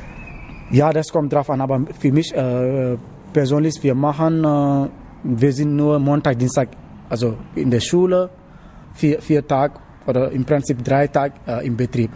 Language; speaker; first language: German; non-native, learner; Wolof